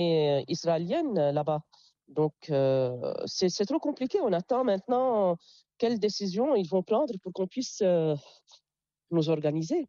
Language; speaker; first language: French; non-native, local second language; Arabic